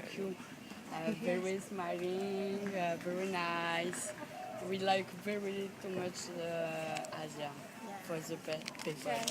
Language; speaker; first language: English; non-native, learner; French